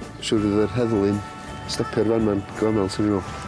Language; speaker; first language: Welsh; native; Welsh